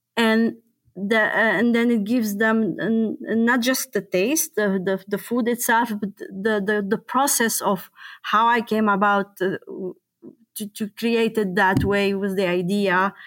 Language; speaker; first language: English; non-native, fluent; Arabic